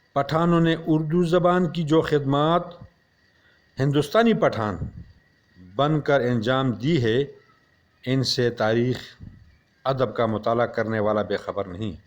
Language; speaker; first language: Urdu; non-native, local second language; Pashto